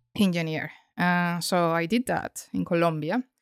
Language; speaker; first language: English; non-native, fluent; Spanish